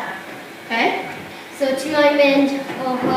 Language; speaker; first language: Welsh; non-native, local second language; English